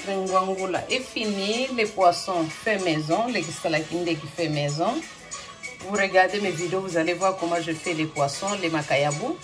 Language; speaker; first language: French; non-native, local second language; Lingala